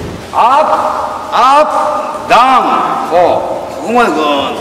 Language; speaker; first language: English; non-native, learner; Japanese